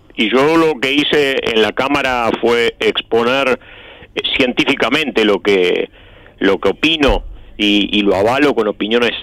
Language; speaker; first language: Spanish; native; Spanish